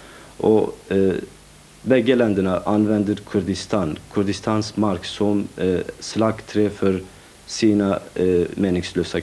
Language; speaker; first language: Swedish; non-native, fluent; Kurdish